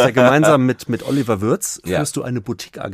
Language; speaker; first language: German; native; German